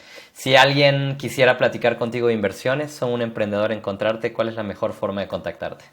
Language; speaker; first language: Spanish; native; Spanish